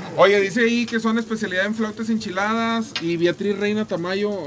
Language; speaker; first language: Spanish; native; Spanish